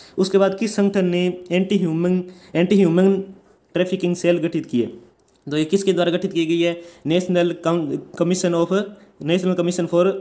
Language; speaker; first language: Hindi; native; Hindi